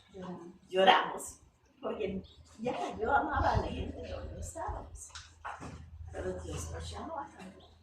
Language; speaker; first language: Spanish; non-native, fluent; English